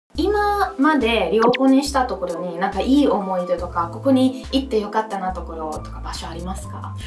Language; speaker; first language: Japanese; non-native, fluent; Italian